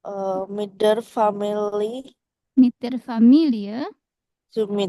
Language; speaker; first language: German; non-native, learner; Indonesian